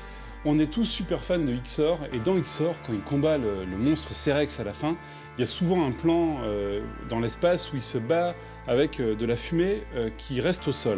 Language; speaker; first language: French; native; French